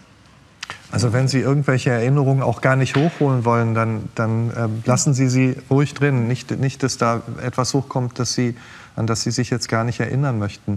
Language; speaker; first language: German; native; German